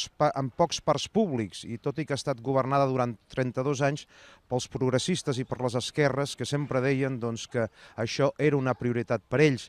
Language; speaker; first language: Catalan; native; Catalan